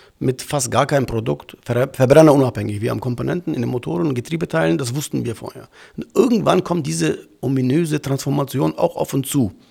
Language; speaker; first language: German; early bilingual, other home language; Turkish